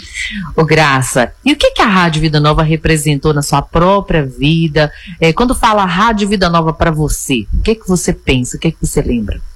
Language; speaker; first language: Portuguese; native; Portuguese